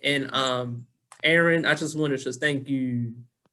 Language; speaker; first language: English; native; English